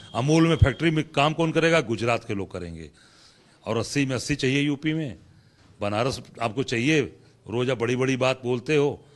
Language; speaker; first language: Hindi; native; Hindi